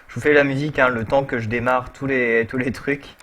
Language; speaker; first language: French; native; French